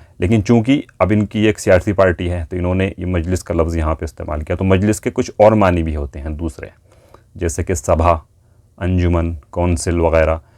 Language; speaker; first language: Urdu; native; Urdu